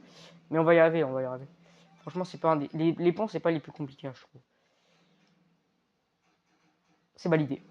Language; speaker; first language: French; native; French